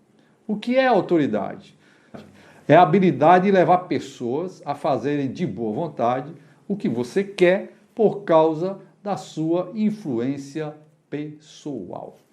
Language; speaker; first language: Portuguese; native; Portuguese